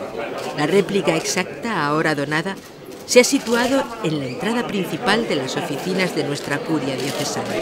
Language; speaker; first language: Spanish; native; Spanish